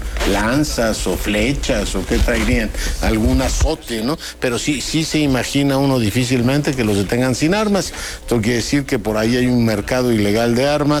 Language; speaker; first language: Spanish; native; Spanish